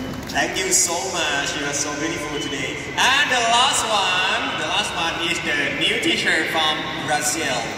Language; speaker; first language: English; non-native, fluent; Thai